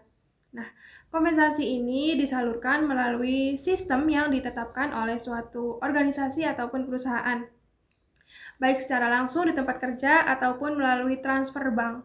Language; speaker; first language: Indonesian; native; Indonesian